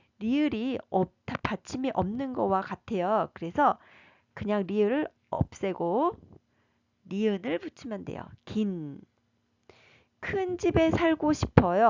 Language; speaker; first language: Korean; native; Korean